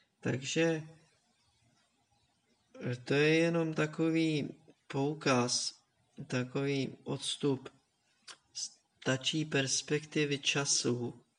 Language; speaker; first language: Czech; native; Czech